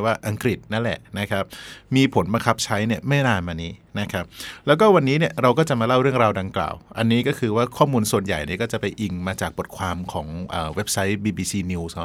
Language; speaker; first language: Thai; native; Thai